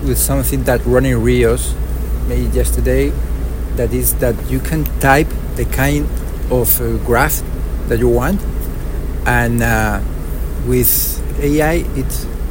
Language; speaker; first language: English; non-native, fluent; Spanish